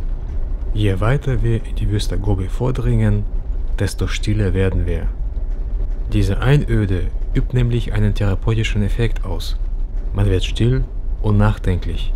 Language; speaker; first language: German; early bilingual, other home language; Russian